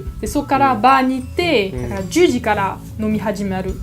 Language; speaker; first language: Japanese; non-native, learner; French